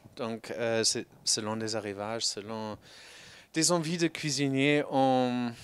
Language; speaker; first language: French; non-native, fluent; German